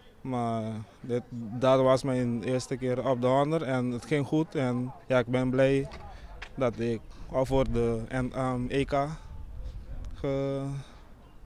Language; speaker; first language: Dutch; non-native, local second language; Papiamento